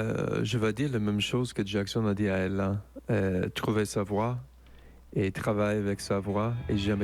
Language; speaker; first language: French; non-native, learner; English